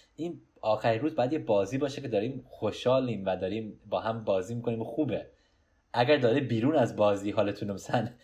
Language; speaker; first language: Persian; early bilingual, heritage; Persian